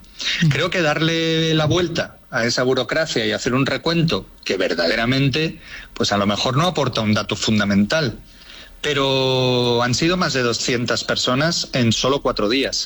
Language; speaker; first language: Spanish; native; Spanish